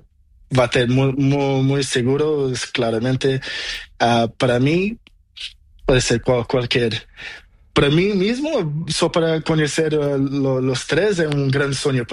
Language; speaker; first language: Spanish; non-native, learner; Portuguese